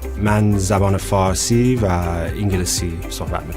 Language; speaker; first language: Persian; non-native, fluent; English